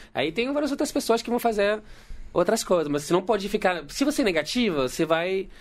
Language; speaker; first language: Portuguese; non-native, fluent; French